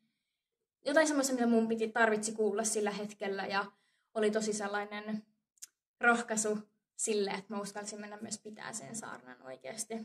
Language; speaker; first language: Finnish; native; Finnish